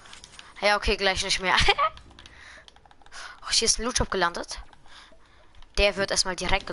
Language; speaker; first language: German; native; German